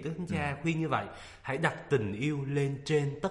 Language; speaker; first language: Vietnamese; native; Vietnamese